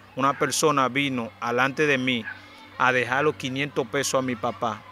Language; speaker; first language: Spanish; non-native, fluent; Haitian Creole